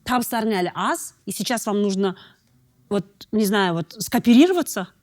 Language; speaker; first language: Russian; non-native, local second language; Kazakh